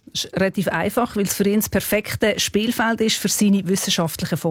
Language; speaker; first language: German; native; German